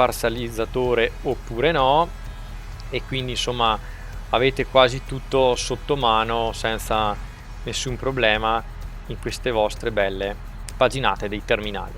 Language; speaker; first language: Italian; native; Italian